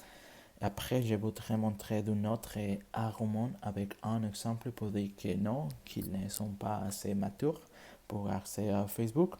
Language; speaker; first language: French; non-native, learner; Spanish